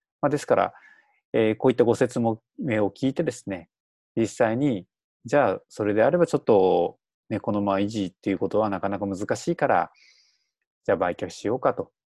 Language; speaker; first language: Japanese; native; Japanese